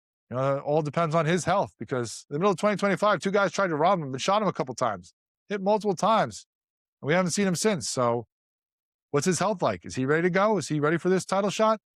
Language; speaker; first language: English; native; English